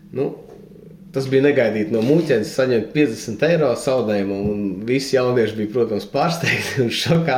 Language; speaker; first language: Latvian; native; Latvian